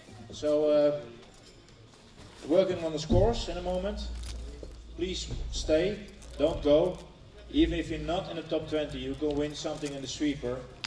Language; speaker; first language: English; non-native, fluent; Dutch